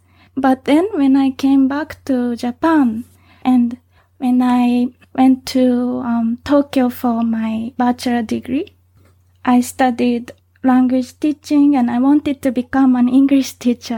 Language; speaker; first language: English; non-native, fluent; Japanese